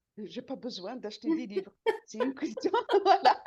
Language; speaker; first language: French; non-native, local second language; Arabic